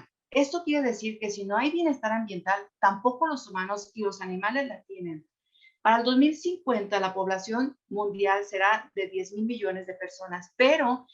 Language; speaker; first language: Spanish; native; Spanish